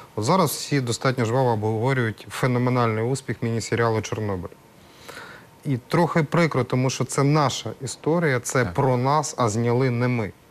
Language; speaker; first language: Ukrainian; native; Ukrainian